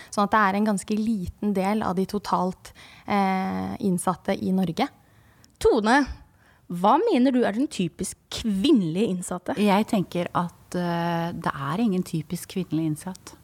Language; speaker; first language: Norwegian; native; Norwegian